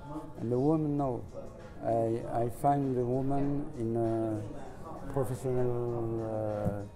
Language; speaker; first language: English; non-native, learner; French